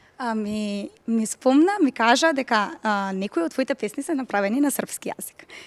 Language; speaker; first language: Macedonian; native; Macedonian